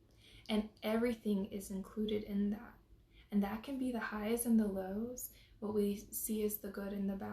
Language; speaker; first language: English; native; English